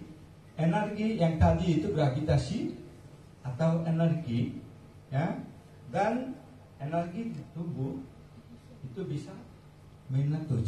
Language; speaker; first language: Indonesian; non-native, fluent; Bangla